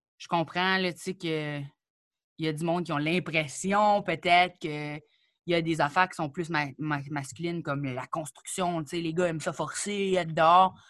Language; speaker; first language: French; native; French